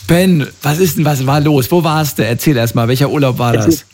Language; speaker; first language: German; native; German